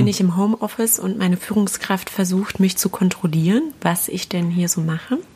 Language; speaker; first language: German; native; German